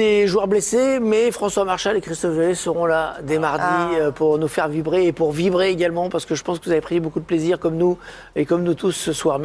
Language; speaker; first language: French; native; French